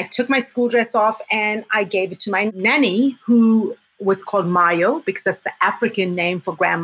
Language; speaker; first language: English; native; English